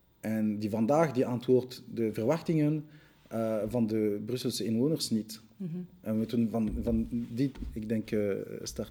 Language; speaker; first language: Dutch; non-native, local second language; French